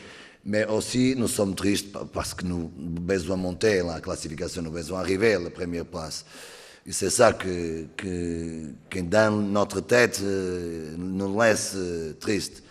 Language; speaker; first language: French; non-native, learner; Portuguese